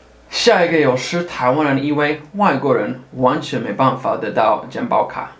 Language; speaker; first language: Chinese; non-native, fluent; Swedish